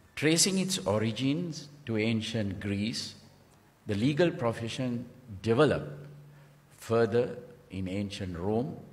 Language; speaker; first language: English; non-native, local second language; Sinhala